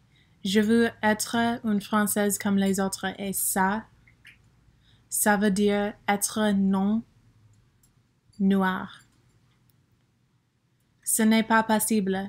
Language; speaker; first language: French; non-native, learner; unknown